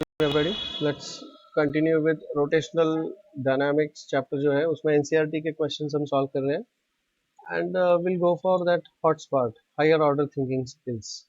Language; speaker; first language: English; non-native, local second language; Hindi